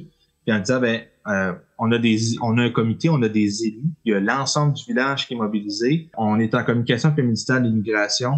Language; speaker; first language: French; native; French